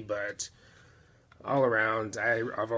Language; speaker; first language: English; native; English